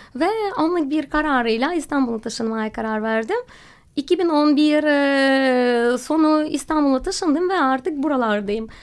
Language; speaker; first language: Turkish; non-native, fluent; Russian